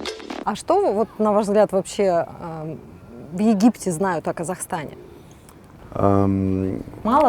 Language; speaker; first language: Russian; native; Russian